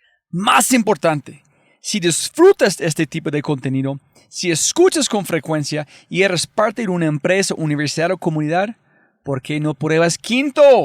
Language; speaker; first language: Spanish; non-native, fluent; English